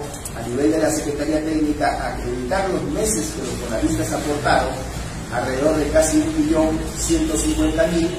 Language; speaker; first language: Spanish; native; Spanish